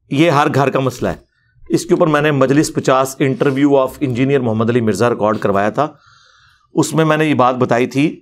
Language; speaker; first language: Urdu; non-native, local second language; Punjabi